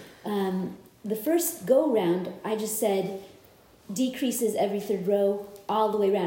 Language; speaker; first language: English; native; English